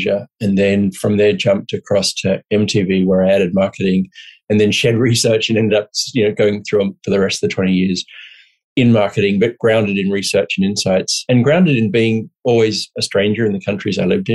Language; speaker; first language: English; native; English